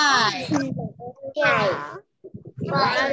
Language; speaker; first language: English; non-native, learner; Indonesian